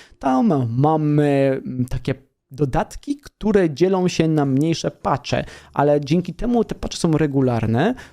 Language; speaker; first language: Polish; native; Polish